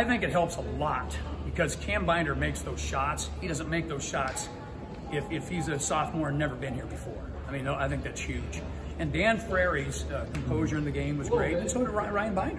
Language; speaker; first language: English; native; English